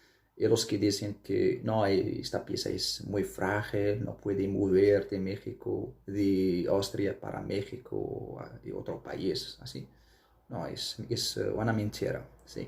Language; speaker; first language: Spanish; non-native, fluent; Arabic